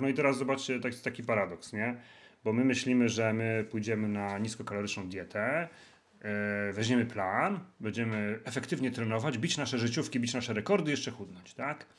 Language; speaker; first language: Polish; native; Polish